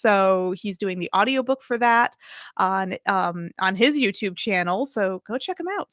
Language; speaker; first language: English; native; English